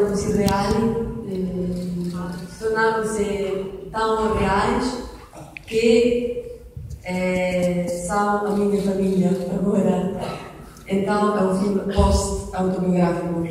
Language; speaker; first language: Portuguese; non-native, learner; Italian